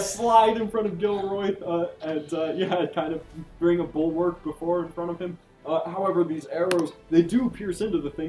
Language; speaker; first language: English; native; English